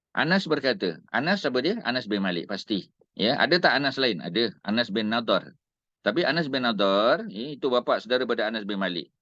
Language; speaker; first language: Malay; native; Malay